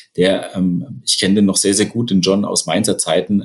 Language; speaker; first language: German; native; German